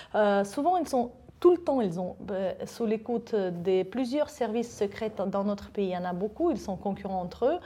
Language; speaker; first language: French; non-native, fluent; Russian